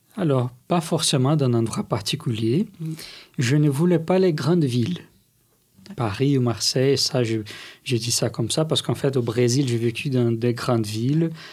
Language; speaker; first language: French; non-native, fluent; Portuguese